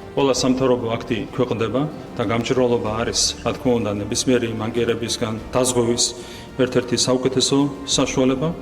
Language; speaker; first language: Georgian; native; Georgian